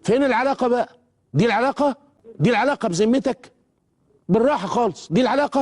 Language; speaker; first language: Arabic; native; Arabic